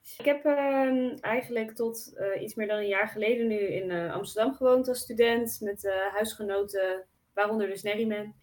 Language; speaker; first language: Dutch; native; Dutch